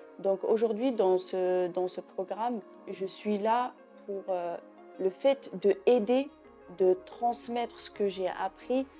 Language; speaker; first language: French; non-native, local second language; Kabyle